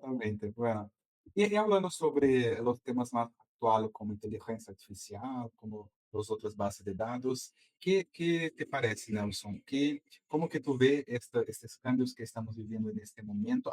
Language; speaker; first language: Spanish; non-native, fluent; Portuguese